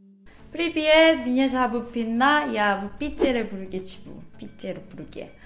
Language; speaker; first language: Russian; non-native, learner; Korean